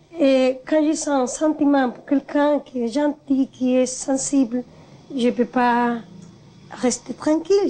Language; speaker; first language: French; non-native, learner; Spanish